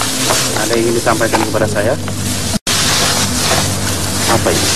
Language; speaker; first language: Indonesian; native; Indonesian